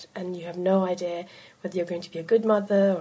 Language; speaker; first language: English; non-native, local second language; Sinhala